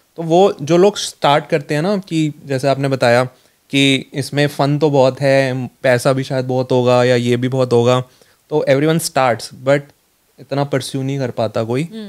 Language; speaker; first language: Hindi; native; Hindi